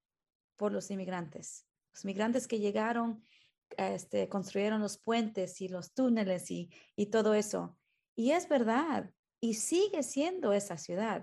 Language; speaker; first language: Spanish; early bilingual, heritage; Spanish